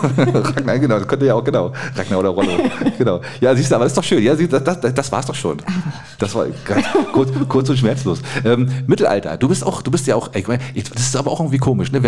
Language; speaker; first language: German; native; German